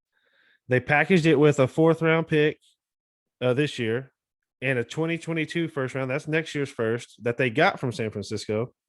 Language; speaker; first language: English; native; English